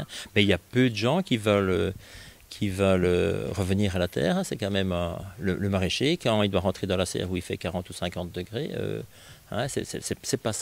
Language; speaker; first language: French; native; French